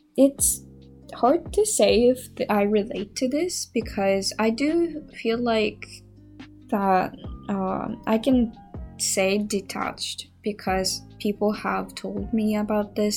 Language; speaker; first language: English; non-native, fluent; Japanese